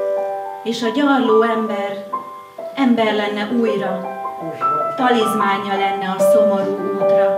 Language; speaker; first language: Hungarian; native; Hungarian